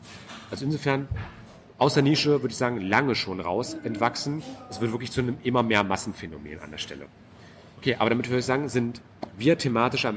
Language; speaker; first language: German; native; German